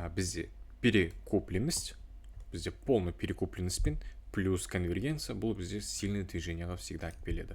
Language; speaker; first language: Russian; non-native, local second language; Kazakh